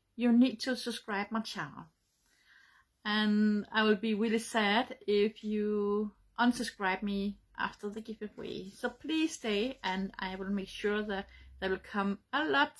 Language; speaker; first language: English; non-native, learner; Danish